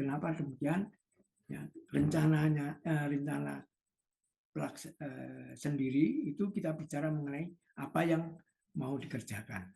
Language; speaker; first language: Indonesian; native; Indonesian